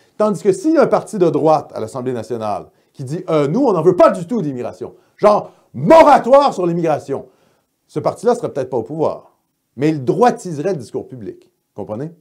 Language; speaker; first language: French; native; French